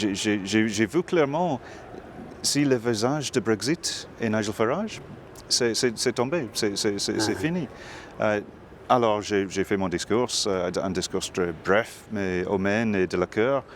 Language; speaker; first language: French; non-native, fluent; English